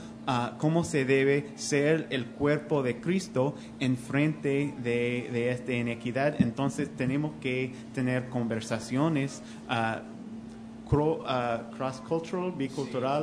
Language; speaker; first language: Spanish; non-native, fluent; English